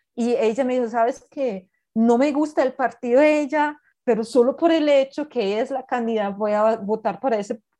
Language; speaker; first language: Spanish; non-native, fluent; German